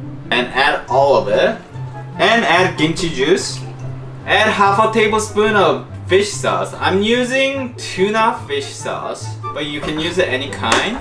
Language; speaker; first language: English; non-native, fluent; Korean